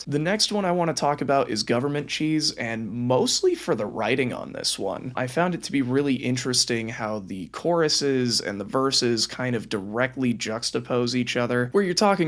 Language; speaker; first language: English; native; English